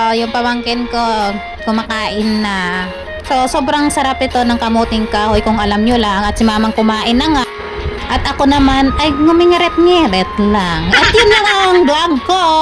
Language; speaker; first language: Filipino; non-native, local second language; Cebuano